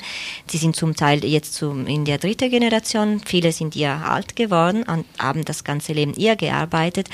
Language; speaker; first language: German; non-native, fluent; Italian